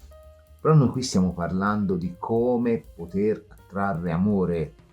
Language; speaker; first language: Italian; native; Italian